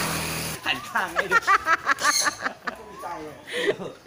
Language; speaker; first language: Thai; native; Thai